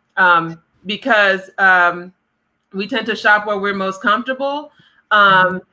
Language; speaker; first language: English; native; English